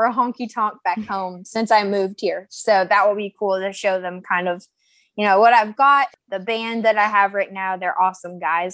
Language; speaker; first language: English; native; English